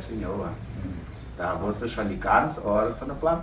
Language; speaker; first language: German; early bilingual, heritage; German